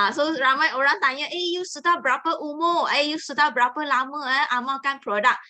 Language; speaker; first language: Malay; non-native, local second language; Chinese